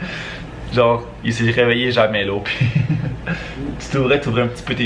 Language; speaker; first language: French; native; French